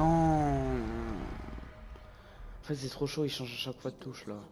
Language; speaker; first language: French; native; French